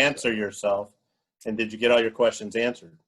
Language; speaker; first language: English; native; English